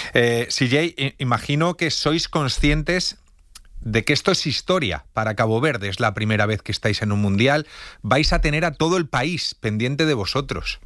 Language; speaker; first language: Spanish; native; Spanish